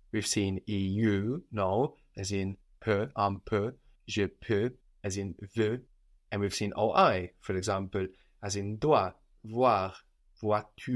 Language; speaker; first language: French; non-native, fluent; English